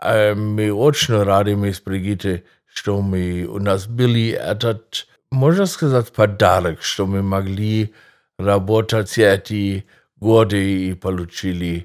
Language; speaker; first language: Russian; non-native, fluent; German